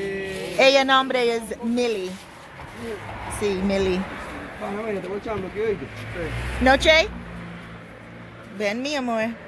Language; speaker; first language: Spanish; non-native, learner; English